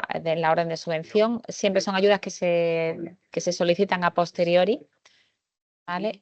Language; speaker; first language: Spanish; native; Spanish